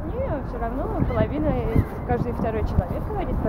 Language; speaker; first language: Russian; non-native, learner; Latvian